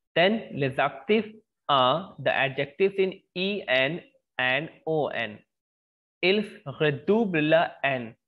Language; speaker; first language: English; non-native, local second language; Hindi